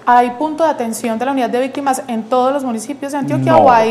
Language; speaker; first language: Spanish; native; Spanish